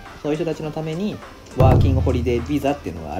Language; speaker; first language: Japanese; native; Japanese